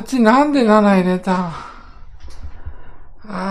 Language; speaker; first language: Japanese; native; Japanese